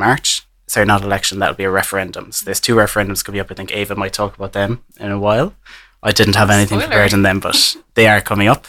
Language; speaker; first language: English; native; English